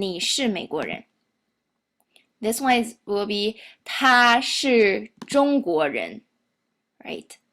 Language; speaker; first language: Chinese; non-native, fluent; English